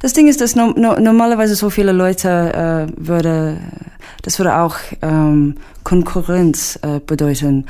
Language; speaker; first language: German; non-native, learner; English